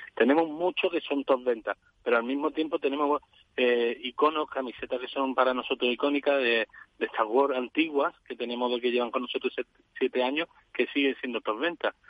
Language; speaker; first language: Spanish; native; Spanish